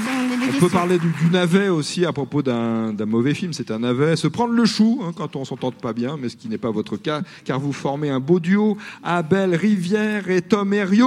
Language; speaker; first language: French; native; French